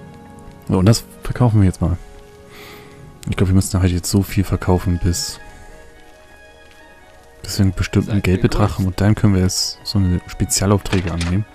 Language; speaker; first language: German; native; German